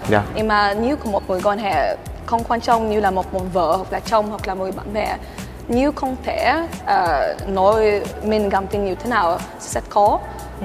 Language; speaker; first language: Vietnamese; early bilingual, heritage; Swedish